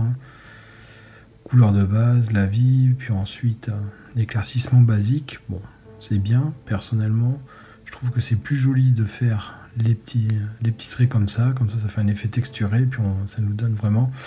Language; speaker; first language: French; native; French